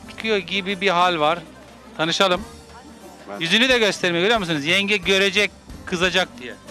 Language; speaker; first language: Turkish; native; Turkish